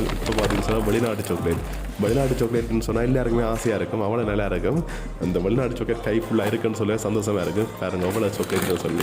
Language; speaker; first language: Tamil; native; Tamil